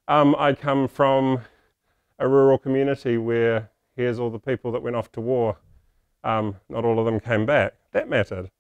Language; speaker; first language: English; native; English